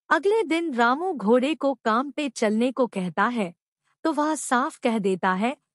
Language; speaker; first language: Hindi; native; Hindi